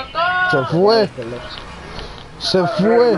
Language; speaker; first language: Spanish; early bilingual, heritage; Spanish